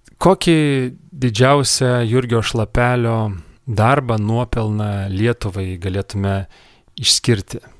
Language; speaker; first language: Lithuanian; native; Lithuanian